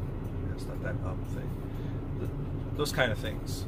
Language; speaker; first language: English; native; English